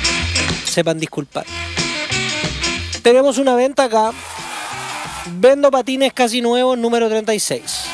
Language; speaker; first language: Spanish; native; Spanish